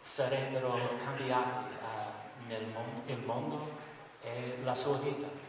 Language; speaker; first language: Italian; non-native, learner; English